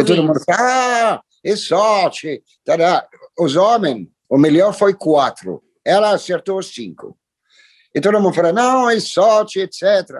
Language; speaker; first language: Portuguese; non-native, fluent; French